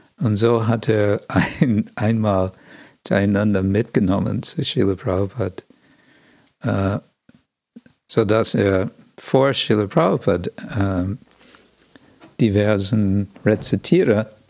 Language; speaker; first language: German; non-native, fluent; English